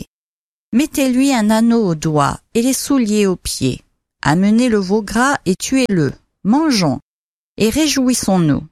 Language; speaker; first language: French; native; French